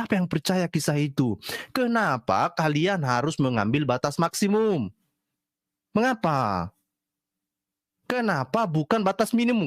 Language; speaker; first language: Indonesian; native; Indonesian